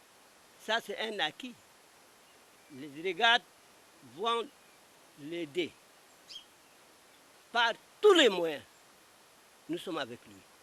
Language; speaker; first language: French; non-native, local second language; Arabic